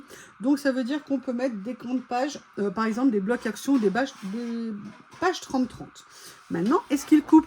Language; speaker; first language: French; native; French